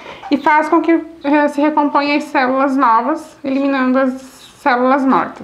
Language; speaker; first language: Portuguese; native; Portuguese